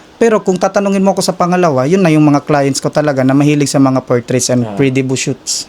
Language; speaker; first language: Filipino; non-native, local second language; Waray